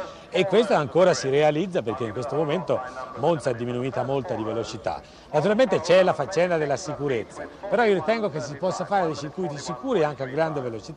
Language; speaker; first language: Italian; native; Italian